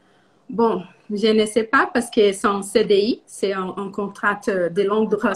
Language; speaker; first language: French; non-native, learner; Portuguese